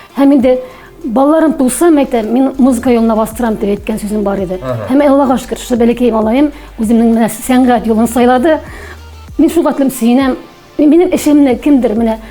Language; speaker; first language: Tatar; native; Tatar